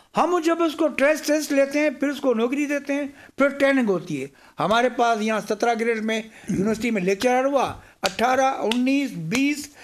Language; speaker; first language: Urdu; non-native, local second language; Sindhi